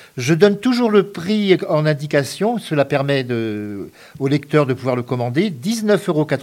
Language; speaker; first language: French; native; French